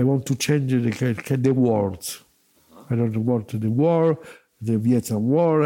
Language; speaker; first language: English; non-native, learner; Italian